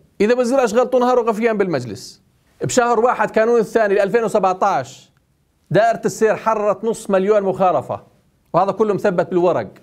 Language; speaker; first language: Arabic; native; Arabic